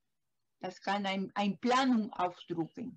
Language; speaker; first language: German; non-native, learner; Spanish